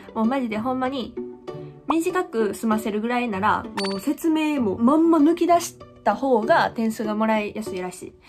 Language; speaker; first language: Japanese; native; Japanese